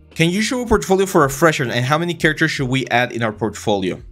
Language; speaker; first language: English; non-native, fluent; Spanish